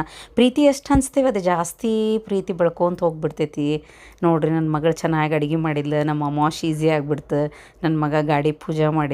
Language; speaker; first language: Kannada; native; Kannada